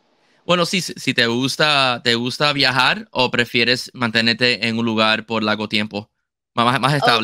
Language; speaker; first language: Spanish; early bilingual, heritage; Spanish